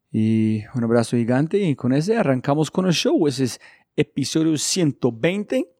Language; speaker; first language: Spanish; non-native, fluent; English